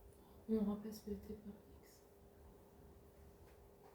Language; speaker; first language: French; native; French